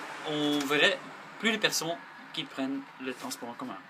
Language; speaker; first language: French; non-native, learner; English